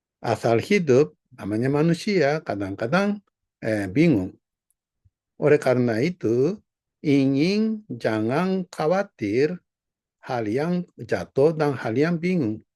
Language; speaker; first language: Indonesian; non-native, fluent; Japanese